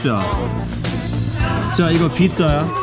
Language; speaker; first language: Korean; non-native, learner; English